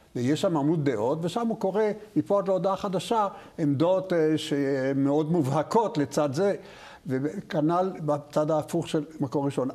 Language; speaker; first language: Hebrew; native; Hebrew